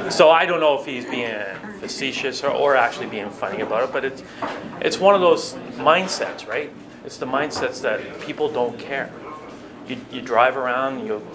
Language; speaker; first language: English; native; English